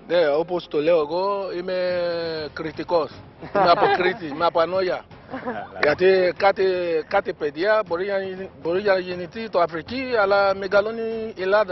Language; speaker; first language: Greek; non-native, fluent; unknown